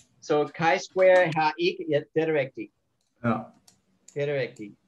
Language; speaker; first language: Danish; non-native, learner; English